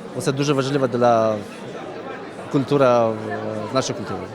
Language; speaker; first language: Ukrainian; non-native, learner; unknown